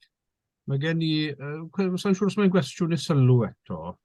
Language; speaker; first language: Welsh; native; Welsh